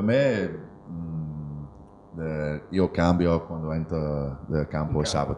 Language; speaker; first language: Italian; non-native, learner; English